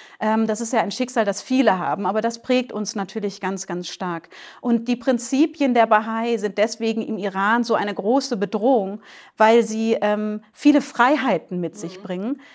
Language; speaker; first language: German; native; German